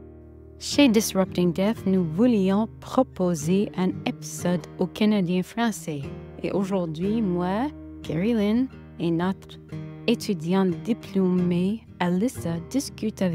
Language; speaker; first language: French; non-native, local second language; English